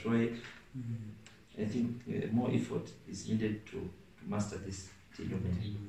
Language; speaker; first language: English; non-native, local second language; Swahili